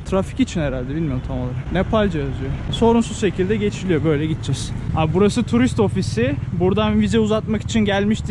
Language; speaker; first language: Turkish; native; Turkish